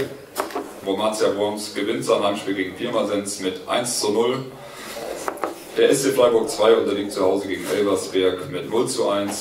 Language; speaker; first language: German; native; German